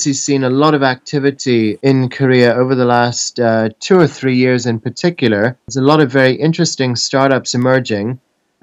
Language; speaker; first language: English; native; English